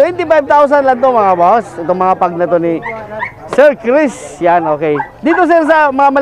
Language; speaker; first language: Filipino; native; Filipino